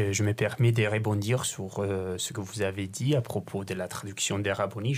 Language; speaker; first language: French; non-native, fluent; Italian